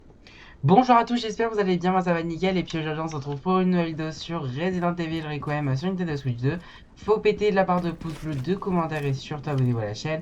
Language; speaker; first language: French; native; French